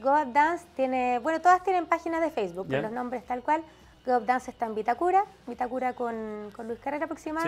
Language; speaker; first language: Spanish; native; Spanish